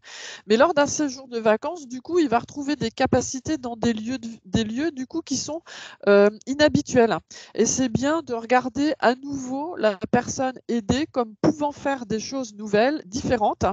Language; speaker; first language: French; native; French